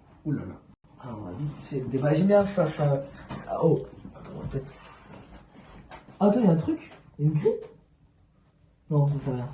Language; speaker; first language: French; native; French